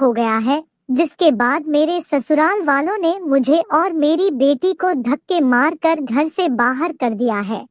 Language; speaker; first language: Hindi; native; Hindi